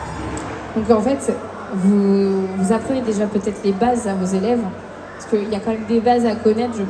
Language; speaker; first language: French; native; French